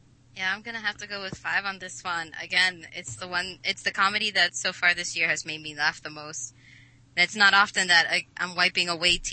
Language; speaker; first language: English; native; English